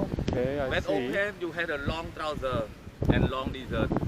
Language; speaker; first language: English; non-native, learner; Khmer